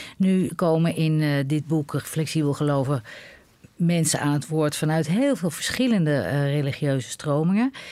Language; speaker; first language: Dutch; native; Dutch